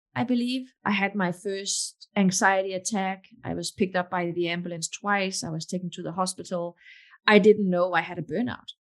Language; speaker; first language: English; non-native, fluent; Danish